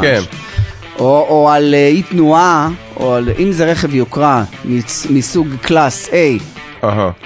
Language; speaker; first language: Hebrew; native; Hebrew